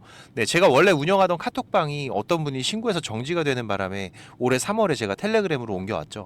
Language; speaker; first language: Korean; native; Korean